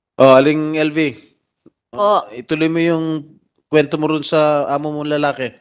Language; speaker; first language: Filipino; native; Filipino